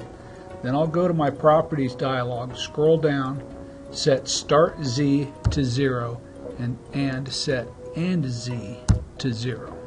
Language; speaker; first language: English; native; English